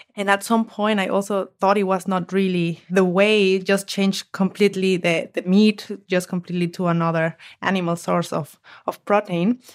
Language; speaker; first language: English; non-native, fluent; Spanish